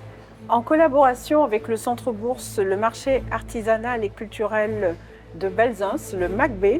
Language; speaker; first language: French; native; French